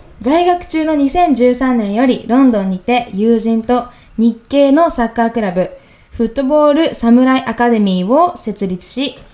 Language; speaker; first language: Japanese; native; Japanese